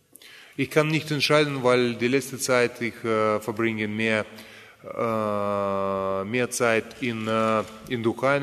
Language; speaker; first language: German; non-native, fluent; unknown